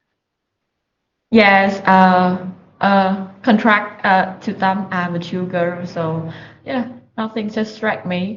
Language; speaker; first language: English; non-native, learner; Vietnamese